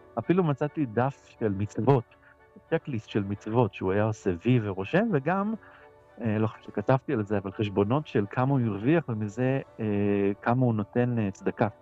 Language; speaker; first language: Hebrew; native; Hebrew